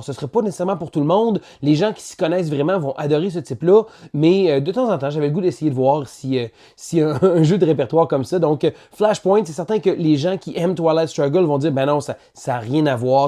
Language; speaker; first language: French; native; French